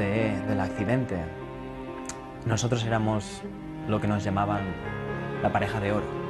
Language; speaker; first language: Spanish; native; Spanish